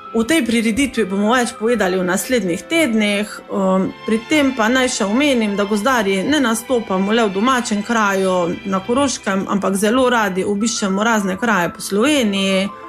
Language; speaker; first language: Slovenian; native; Slovenian